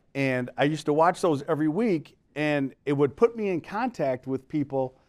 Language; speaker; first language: English; native; English